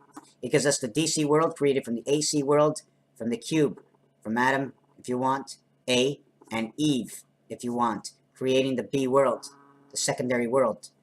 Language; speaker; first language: English; native; English